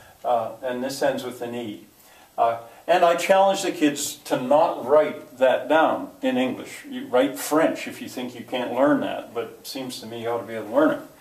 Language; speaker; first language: English; native; English